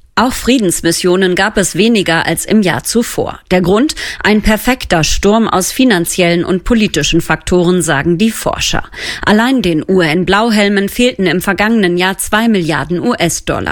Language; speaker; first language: German; native; German